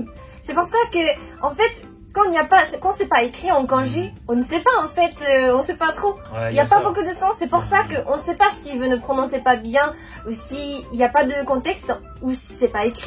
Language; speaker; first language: French; non-native, fluent; Japanese